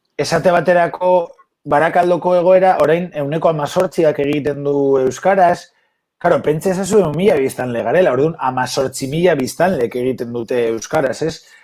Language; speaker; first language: Basque; non-native, local second language; Spanish